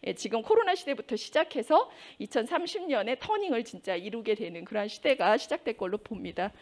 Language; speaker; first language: Korean; native; Korean